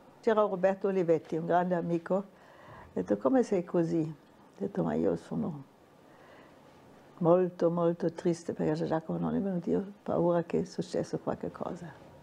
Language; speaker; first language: Italian; non-native, fluent; German